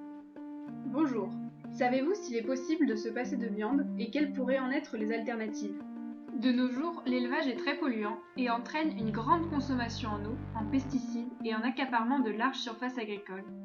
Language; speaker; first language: French; native; French